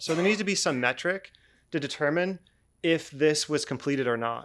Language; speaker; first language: English; native; English